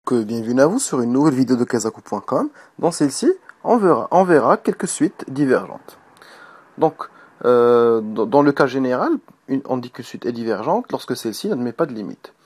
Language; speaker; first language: French; non-native, local second language; Arabic